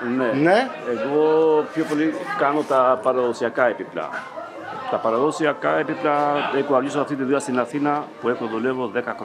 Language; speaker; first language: Greek; non-native, learner; Albanian